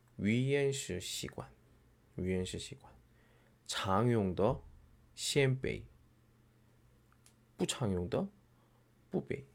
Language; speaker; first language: Chinese; non-native, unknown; Korean